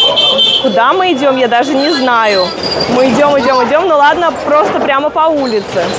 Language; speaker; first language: Russian; native; Russian